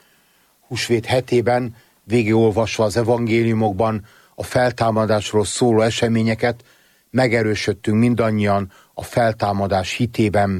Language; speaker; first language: Hungarian; native; Hungarian